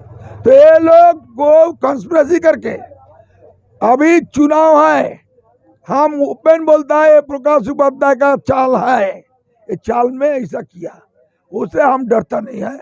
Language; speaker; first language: Hindi; non-native, local second language; Bangla